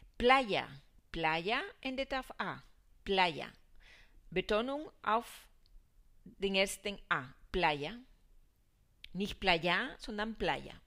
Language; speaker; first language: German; non-native, fluent; Spanish